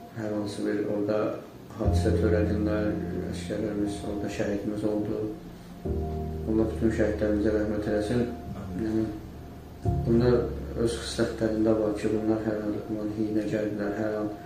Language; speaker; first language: Azerbaijani; native; Azerbaijani